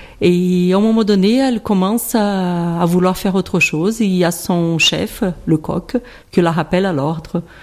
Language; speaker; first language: French; non-native, fluent; Portuguese